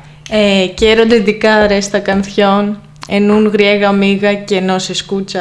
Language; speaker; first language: Spanish; non-native, fluent; Greek